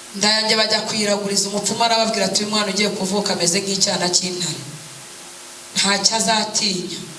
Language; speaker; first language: Kinyarwanda; native; Kinyarwanda